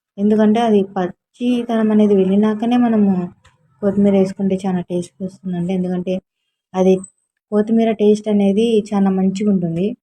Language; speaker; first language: Telugu; non-native, local second language; Urdu